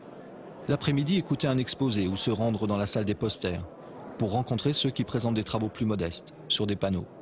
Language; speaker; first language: French; native; French